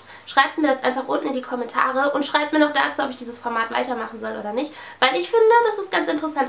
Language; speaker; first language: German; native; German